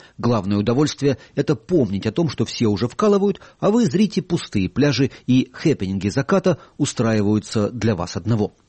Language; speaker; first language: Russian; native; Russian